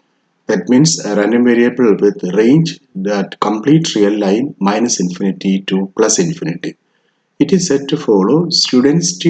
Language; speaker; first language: English; non-native, local second language; Malayalam